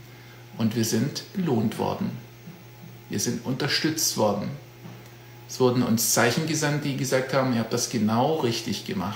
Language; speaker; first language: German; native; German